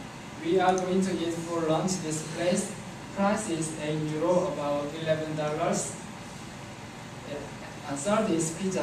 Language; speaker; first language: English; non-native, learner; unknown